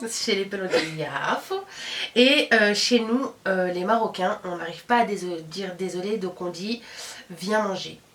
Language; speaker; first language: French; early bilingual, other home language; Arabic